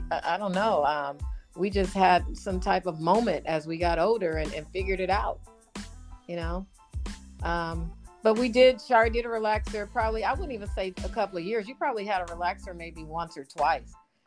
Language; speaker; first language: English; native; English